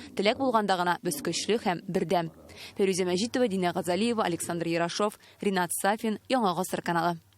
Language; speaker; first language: Tatar; native; Tatar